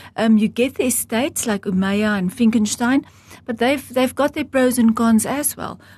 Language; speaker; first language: English; non-native, local second language; Afrikaans